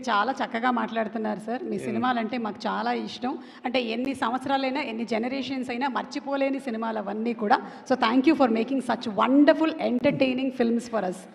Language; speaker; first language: Telugu; native; Telugu